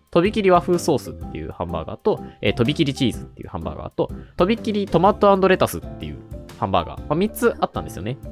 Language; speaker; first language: Japanese; native; Japanese